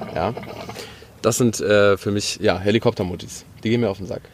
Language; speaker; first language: German; native; German